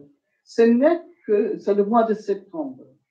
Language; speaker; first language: French; non-native, fluent; English